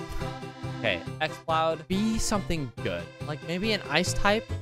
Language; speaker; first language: English; native; English